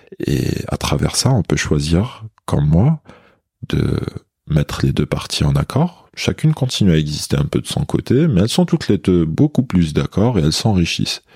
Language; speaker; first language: French; non-native, local second language; Kabyle